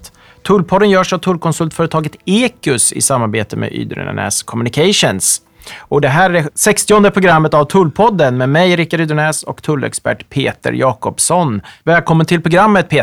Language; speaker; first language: Swedish; native; Swedish